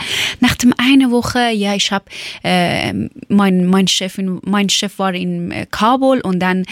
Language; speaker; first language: German; non-native, fluent; Persian